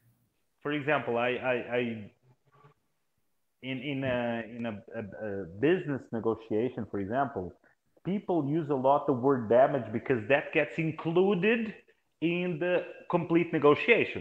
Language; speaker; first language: English; non-native, fluent; Portuguese